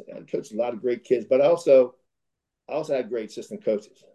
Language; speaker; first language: English; native; English